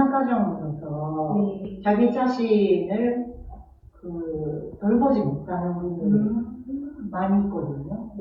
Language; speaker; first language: Korean; non-native, fluent; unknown